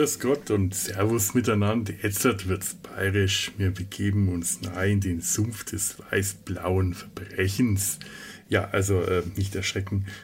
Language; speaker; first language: German; native; German